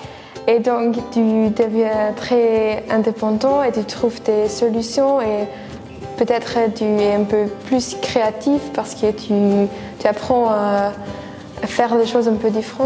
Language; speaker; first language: French; non-native, fluent; Swiss German